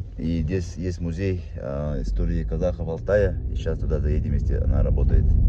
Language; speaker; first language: Russian; non-native, local second language; Yakut